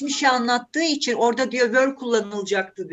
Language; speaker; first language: Turkish; native; Turkish